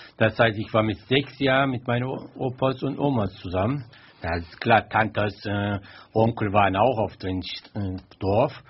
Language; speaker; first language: German; non-native, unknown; Turkish